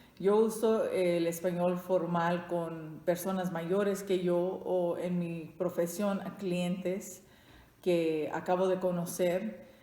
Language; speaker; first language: Spanish; early bilingual, heritage; Spanish